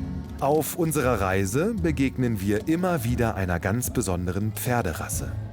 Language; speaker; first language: German; native; German